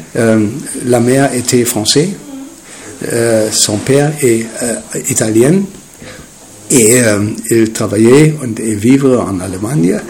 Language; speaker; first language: French; non-native, learner; German